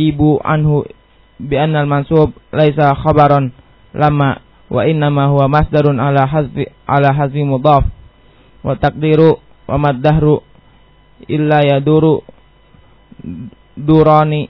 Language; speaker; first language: Arabic; non-native, learner; Indonesian